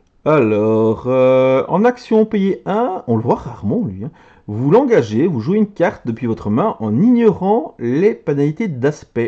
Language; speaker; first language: French; native; French